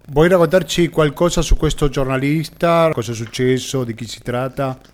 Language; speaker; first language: Italian; non-native, fluent; Spanish